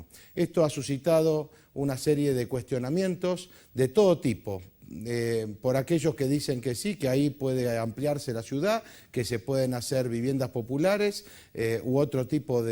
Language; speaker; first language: Spanish; native; Spanish